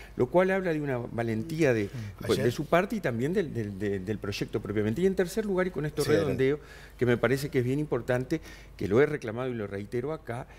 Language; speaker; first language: Spanish; native; Spanish